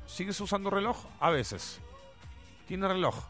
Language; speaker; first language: Spanish; native; Spanish